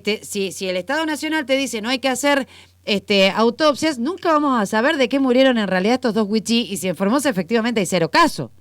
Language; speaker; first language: Spanish; native; Spanish